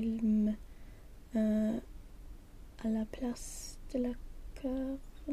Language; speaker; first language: French; non-native, learner; Swedish